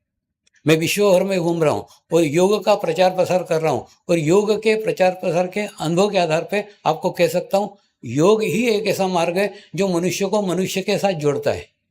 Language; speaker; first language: Hindi; native; Hindi